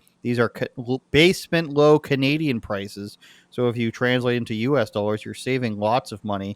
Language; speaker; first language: English; native; English